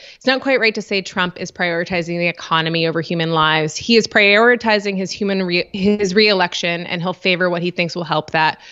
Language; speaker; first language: English; native; English